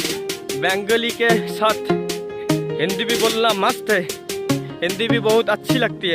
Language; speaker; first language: Hindi; non-native, local second language; Bangla